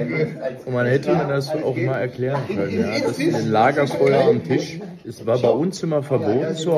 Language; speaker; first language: German; native; German